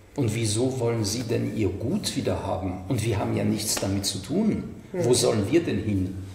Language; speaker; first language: German; non-native, fluent; French